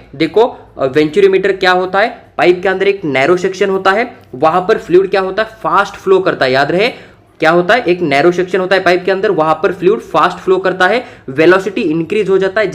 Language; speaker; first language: Hindi; non-native, local second language; Marathi